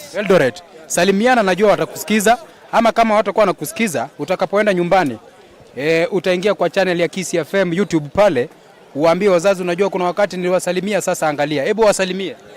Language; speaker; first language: Swahili; non-native, local second language; Gusii